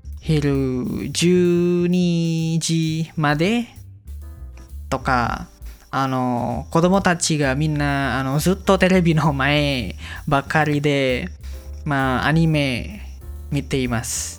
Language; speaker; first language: Japanese; non-native, learner; Indonesian